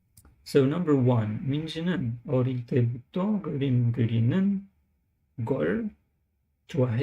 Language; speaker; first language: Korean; non-native, learner; English